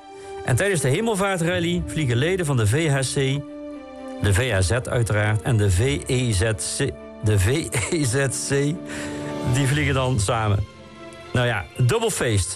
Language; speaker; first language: Dutch; native; Dutch